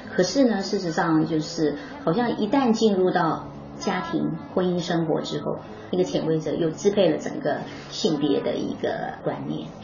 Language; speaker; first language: Chinese; non-native, local second language; Hakka Chinese